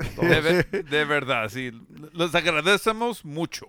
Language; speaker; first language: Spanish; early bilingual, heritage; Spanish